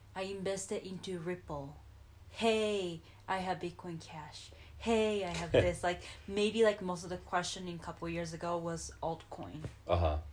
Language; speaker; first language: English; non-native, fluent; Japanese